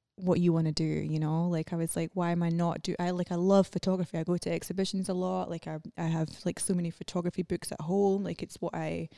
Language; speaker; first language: English; native; English